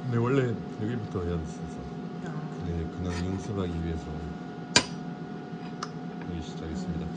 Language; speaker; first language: Korean; non-native, learner; French